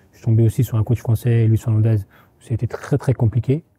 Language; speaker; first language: French; native; French